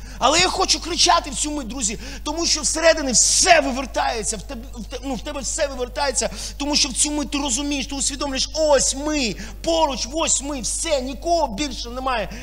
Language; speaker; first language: Ukrainian; non-native, local second language; Russian